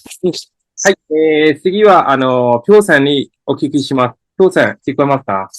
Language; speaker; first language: Japanese; non-native, fluent; Burmese